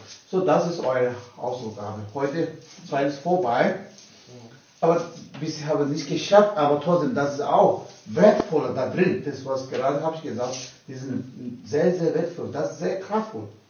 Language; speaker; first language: German; non-native, learner; Tibetan